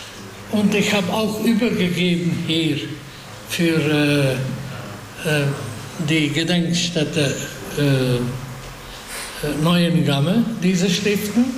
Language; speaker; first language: German; non-native, fluent; Hungarian